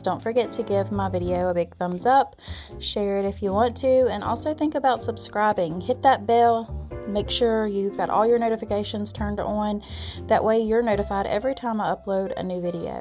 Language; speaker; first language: English; native; English